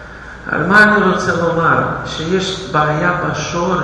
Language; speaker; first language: Hebrew; non-native, fluent; Russian